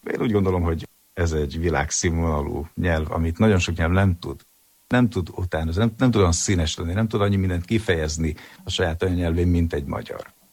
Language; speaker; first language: Hungarian; native; Hungarian